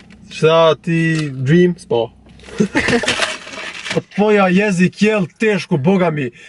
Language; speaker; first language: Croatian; non-native, learner; Albanian